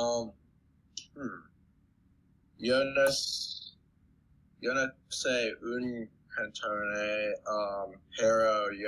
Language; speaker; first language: Spanish; non-native, learner; English